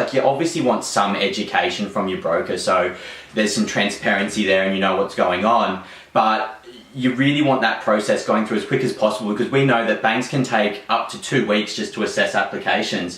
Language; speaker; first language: English; native; English